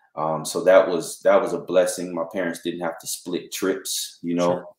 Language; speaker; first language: English; native; English